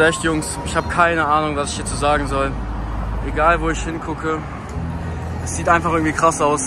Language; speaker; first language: German; native; German